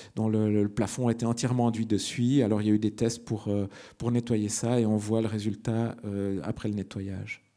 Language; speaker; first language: French; native; French